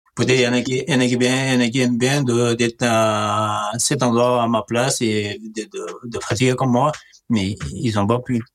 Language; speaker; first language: French; non-native, learner; Nepali